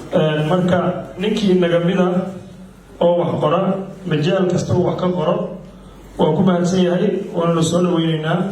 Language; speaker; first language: Somali; native; Somali